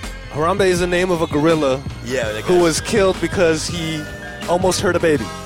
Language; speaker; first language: English; early bilingual, other home language; Chinese